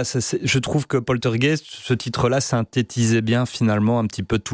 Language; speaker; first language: French; native; French